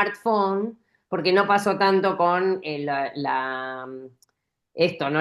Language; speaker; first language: Spanish; native; Spanish